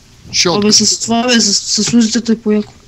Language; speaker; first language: Bulgarian; native; Bulgarian